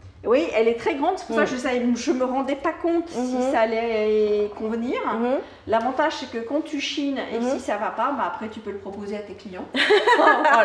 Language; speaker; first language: French; native; French